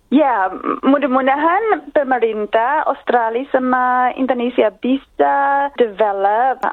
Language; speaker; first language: Indonesian; non-native, fluent; English